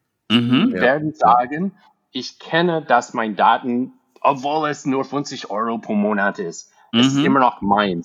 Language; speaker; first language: German; non-native, fluent; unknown